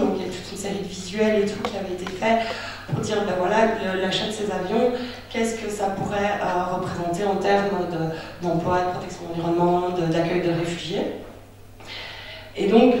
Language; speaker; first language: French; native; French